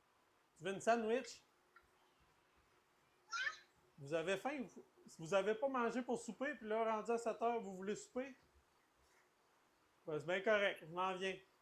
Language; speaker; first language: French; native; French